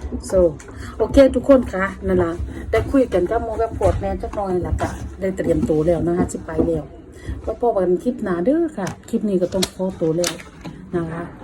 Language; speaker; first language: Thai; non-native, local second language; Northeastern Thai